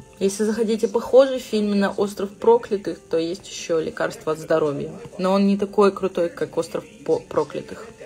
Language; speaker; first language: Russian; early bilingual, other home language; Georgian